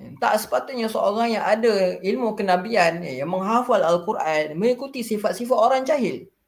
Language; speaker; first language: Malay; native; Malay